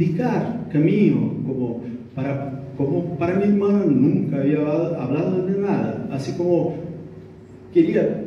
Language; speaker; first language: Spanish; non-native, learner; Portuguese